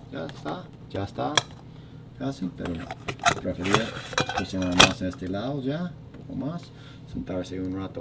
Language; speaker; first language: Spanish; non-native, learner; English